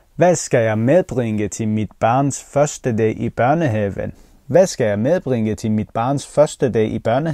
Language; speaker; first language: Danish; non-native, fluent; Persian